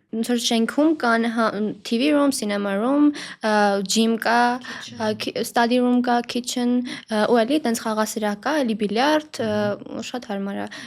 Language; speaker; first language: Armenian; native; Armenian